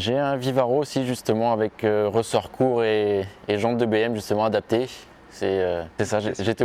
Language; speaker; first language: French; native; French